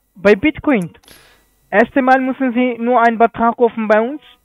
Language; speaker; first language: German; non-native, learner; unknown